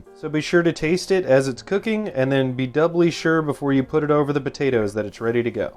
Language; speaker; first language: English; native; English